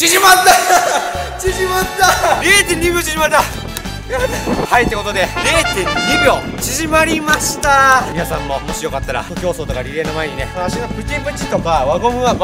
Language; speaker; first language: Japanese; native; Japanese